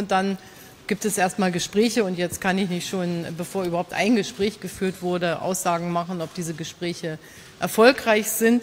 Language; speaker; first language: German; native; German